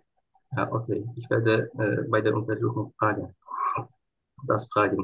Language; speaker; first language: German; non-native, learner; Turkish